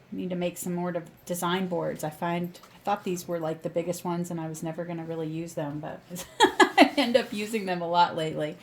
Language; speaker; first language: English; native; English